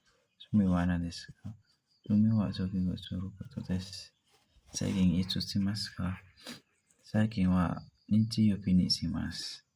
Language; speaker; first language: Japanese; non-native, learner; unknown